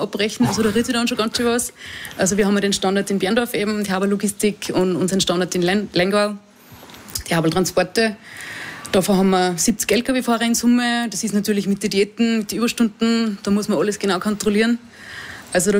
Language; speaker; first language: German; native; German